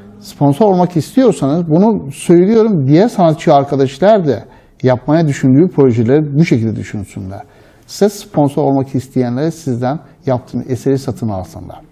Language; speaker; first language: Turkish; non-native, fluent; Persian